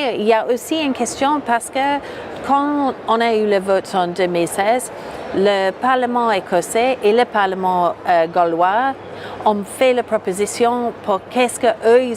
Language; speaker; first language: French; non-native, fluent; English